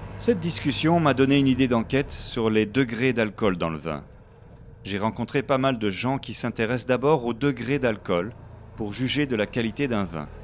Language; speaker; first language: French; native; French